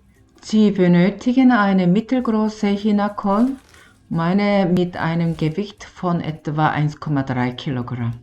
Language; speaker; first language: German; non-native, learner; Korean